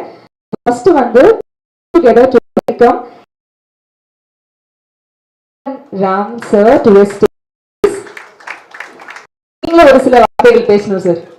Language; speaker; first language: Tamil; native; Tamil